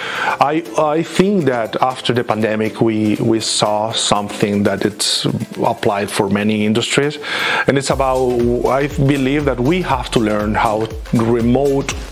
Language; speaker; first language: English; non-native, fluent; Spanish